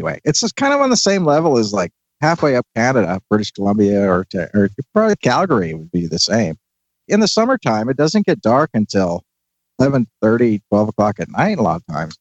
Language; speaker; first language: English; native; English